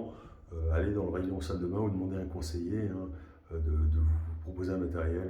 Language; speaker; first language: French; native; French